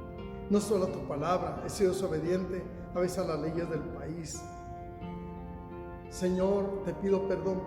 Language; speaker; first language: Spanish; native; Spanish